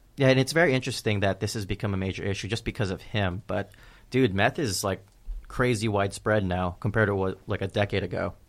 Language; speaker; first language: English; early bilingual, other home language; Filipino